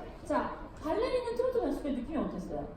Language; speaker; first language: Korean; native; Korean